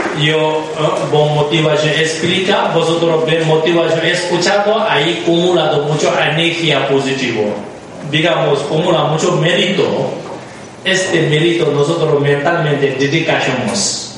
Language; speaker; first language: Spanish; non-native, learner; Tibetan